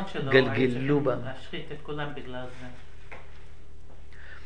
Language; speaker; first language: Hebrew; non-native, fluent; English